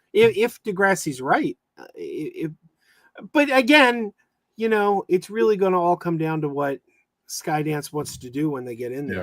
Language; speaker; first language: English; native; English